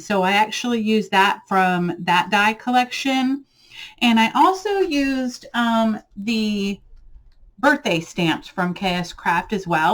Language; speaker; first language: English; native; English